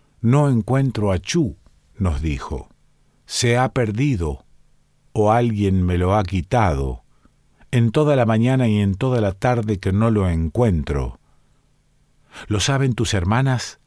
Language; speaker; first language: Spanish; native; Spanish